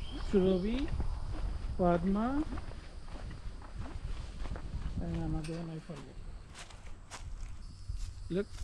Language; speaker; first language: English; non-native, learner; Hindi